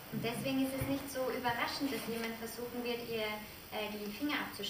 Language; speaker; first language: German; native; German